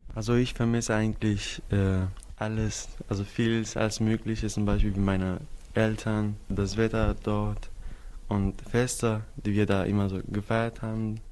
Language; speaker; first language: German; non-native, fluent; Kurdish